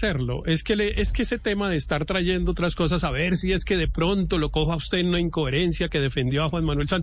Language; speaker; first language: Spanish; native; Spanish